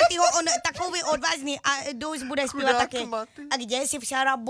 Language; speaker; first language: Slovak; non-native, learner; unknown